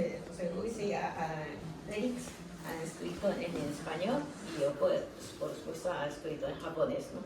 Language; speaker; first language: Spanish; non-native, fluent; Japanese